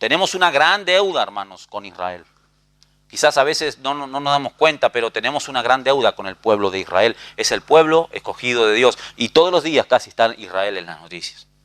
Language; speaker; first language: Spanish; native; Spanish